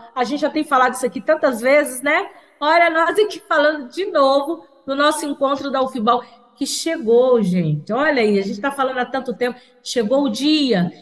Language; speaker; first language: Portuguese; native; Portuguese